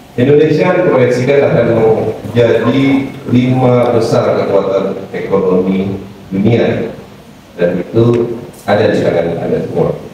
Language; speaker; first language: Indonesian; native; Indonesian